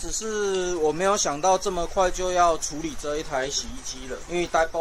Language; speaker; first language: Chinese; native; Chinese